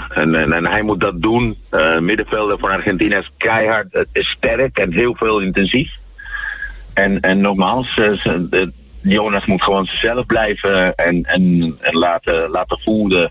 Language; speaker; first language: Dutch; non-native, fluent; Spanish